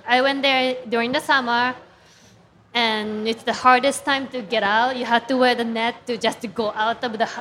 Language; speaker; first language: English; non-native, fluent; Japanese